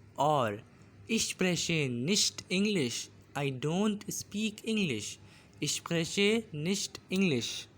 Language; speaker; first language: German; non-native, learner; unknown